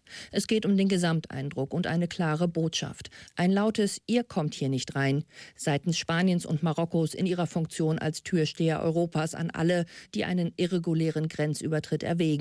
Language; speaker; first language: German; native; German